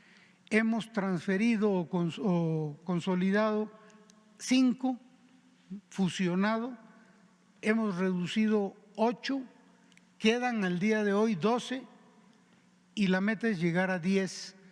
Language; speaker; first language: Spanish; native; Spanish